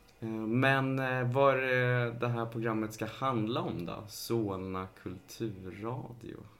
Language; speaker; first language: Swedish; native; Swedish